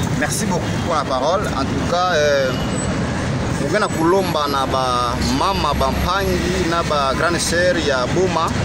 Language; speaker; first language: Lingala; non-native, local second language; Kongo